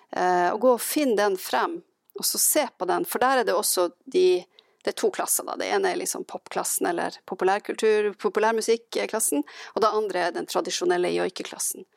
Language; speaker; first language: Norwegian; native; Norwegian